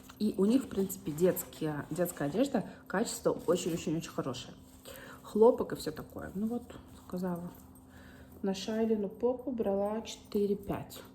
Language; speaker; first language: Russian; early bilingual, heritage; Russian